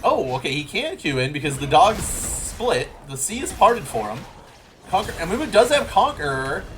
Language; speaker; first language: English; native; English